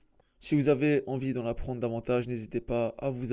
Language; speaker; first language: French; native; French